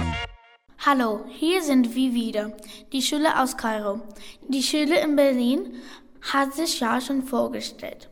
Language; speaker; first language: German; non-native, learner; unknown